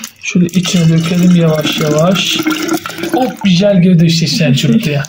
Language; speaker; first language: Turkish; native; Turkish